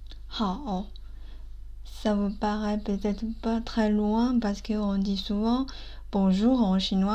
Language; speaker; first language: French; non-native, fluent; Chinese